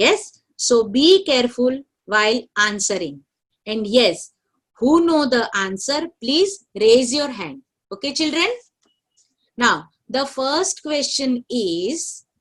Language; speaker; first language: English; non-native, local second language; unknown